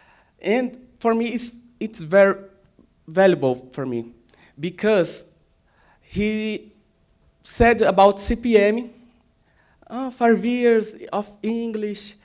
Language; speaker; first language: English; non-native, learner; Portuguese